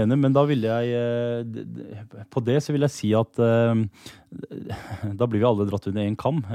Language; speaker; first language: Norwegian; native; Norwegian